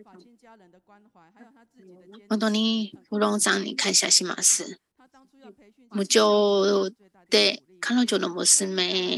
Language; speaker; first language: Japanese; non-native, fluent; Chinese